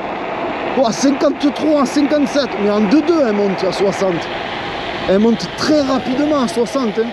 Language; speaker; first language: French; native; French